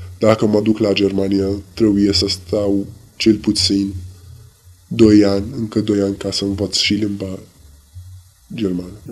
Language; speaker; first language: Romanian; non-native, learner; Arabic